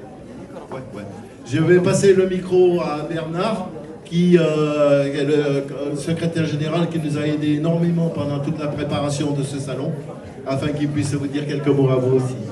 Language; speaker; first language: French; native; French